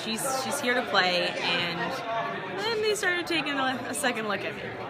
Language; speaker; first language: English; native; English